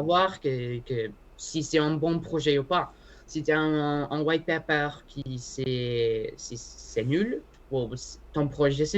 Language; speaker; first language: French; non-native, learner; Spanish